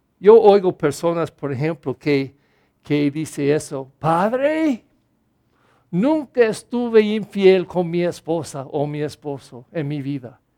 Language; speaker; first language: Spanish; non-native, fluent; English